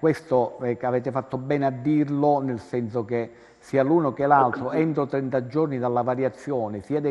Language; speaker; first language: Italian; native; Italian